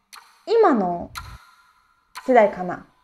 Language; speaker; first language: Japanese; non-native, fluent; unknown